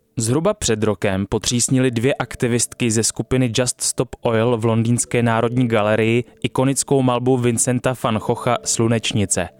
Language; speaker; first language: Czech; native; Czech